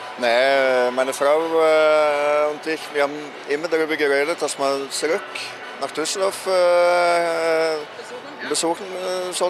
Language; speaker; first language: German; non-native, fluent; Norwegian